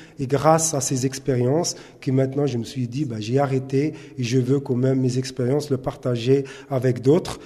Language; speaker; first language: French; non-native, local second language; Arabic